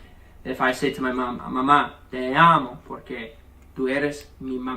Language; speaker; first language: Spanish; early bilingual, heritage; English